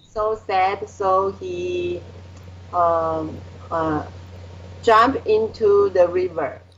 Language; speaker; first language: English; non-native, learner; Chinese